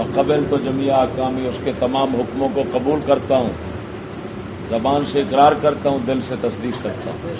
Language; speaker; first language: Urdu; non-native, local second language; Punjabi